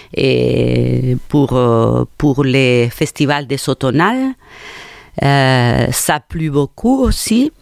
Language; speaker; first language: French; non-native, fluent; Spanish